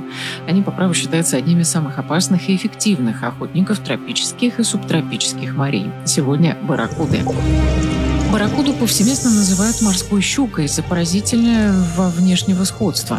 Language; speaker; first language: Russian; native; Russian